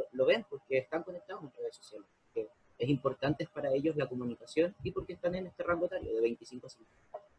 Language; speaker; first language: Spanish; native; Spanish